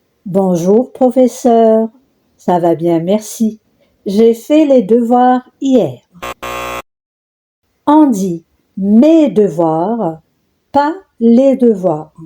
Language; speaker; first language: French; non-native, local second language; Arabic